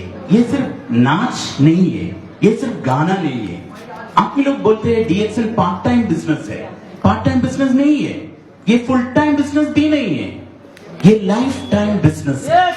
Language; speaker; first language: Hindi; non-native, learner; Nepali